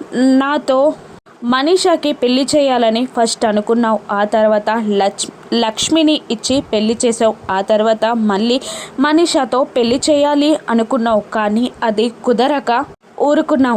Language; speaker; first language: Telugu; native; Telugu